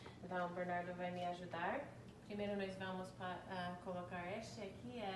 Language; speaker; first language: Portuguese; non-native, learner; English